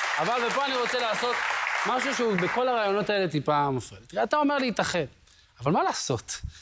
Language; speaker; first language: Hebrew; native; Hebrew